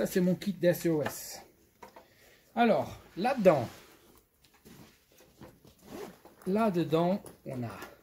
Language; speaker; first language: French; non-native, fluent; Portuguese